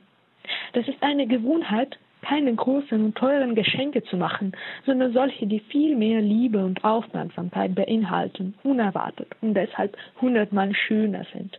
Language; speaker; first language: German; non-native, fluent; Russian